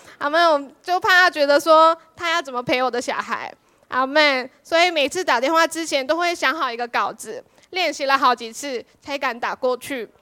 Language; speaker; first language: Chinese; non-native, fluent; Korean